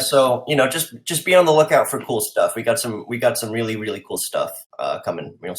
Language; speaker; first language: English; native; English